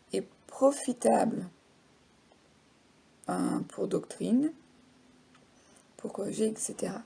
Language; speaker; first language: French; native; French